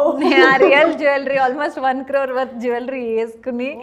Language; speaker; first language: Telugu; non-native, learner; Kannada